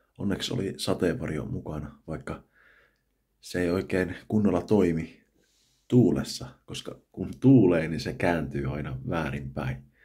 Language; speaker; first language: Finnish; native; Finnish